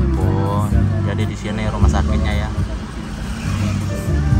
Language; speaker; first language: Indonesian; native; Indonesian